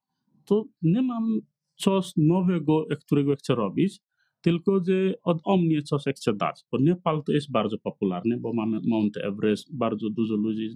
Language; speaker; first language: Polish; non-native, learner; Nepali